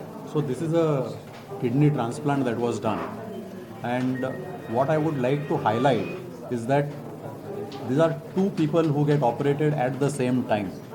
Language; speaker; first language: English; non-native, local second language; Telugu